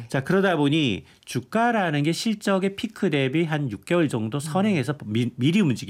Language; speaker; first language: Korean; native; Korean